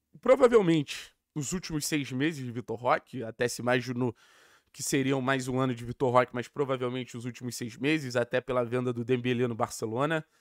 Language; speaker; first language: Portuguese; native; Portuguese